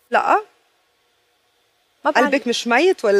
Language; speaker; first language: Arabic; native; Arabic